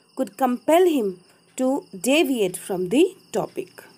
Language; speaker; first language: English; non-native, local second language; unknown